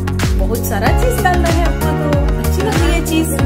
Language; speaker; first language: Hindi; native; Hindi